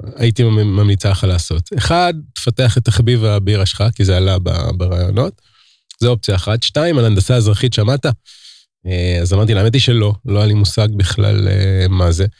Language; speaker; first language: Hebrew; native; Hebrew